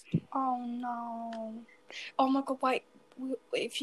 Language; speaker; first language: English; native; English